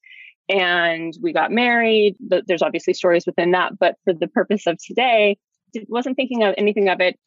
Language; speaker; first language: English; native; English